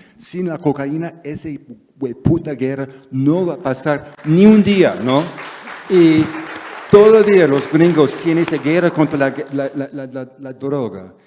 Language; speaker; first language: Spanish; non-native, fluent; English